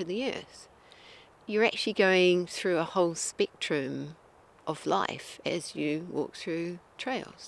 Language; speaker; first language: English; native; English